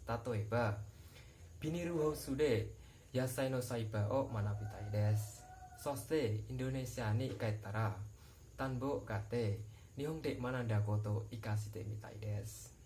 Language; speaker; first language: Japanese; non-native, learner; Indonesian